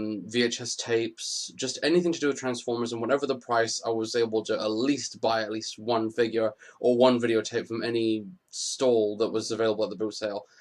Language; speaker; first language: English; native; English